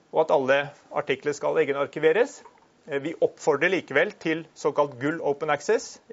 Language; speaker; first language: Norwegian; native; Norwegian